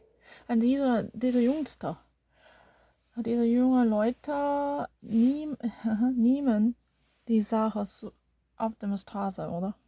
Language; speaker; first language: German; non-native, learner; Korean